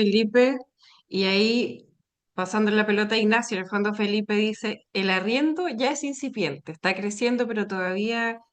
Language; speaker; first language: Spanish; native; Spanish